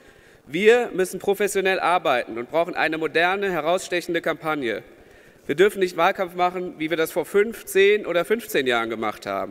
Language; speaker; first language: German; native; German